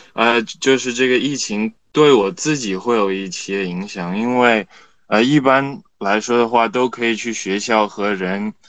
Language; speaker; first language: Chinese; native; Chinese